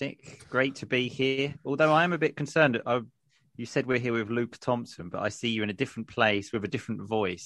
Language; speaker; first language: English; native; English